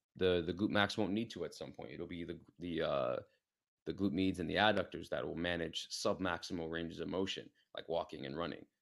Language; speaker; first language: English; native; English